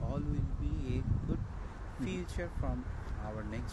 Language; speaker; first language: English; non-native, learner; Bangla